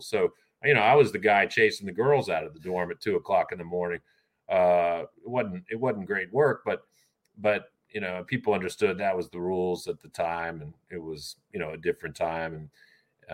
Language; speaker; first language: English; native; English